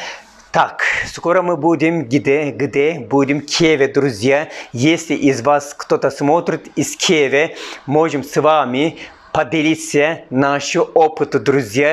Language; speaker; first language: Russian; non-native, learner; Turkish